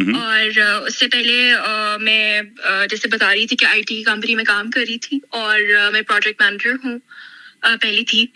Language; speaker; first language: Urdu; non-native, local second language; Punjabi